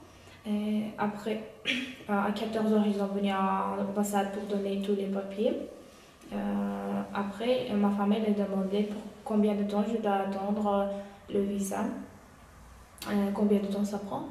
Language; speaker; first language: French; non-native, learner; Uyghur